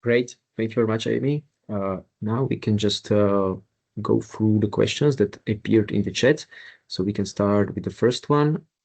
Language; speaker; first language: English; non-native, fluent; Slovak